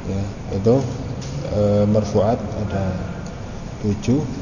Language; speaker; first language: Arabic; non-native, fluent; Indonesian